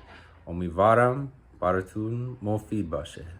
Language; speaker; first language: Persian; non-native, fluent; English